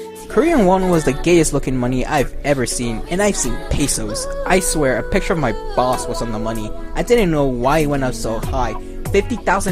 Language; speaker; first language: English; early bilingual, other home language; Spanish